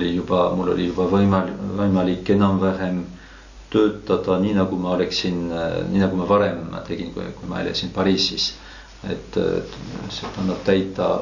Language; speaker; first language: Estonian; non-native, fluent; French